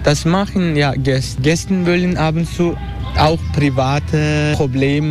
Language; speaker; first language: German; non-native, learner; Turkish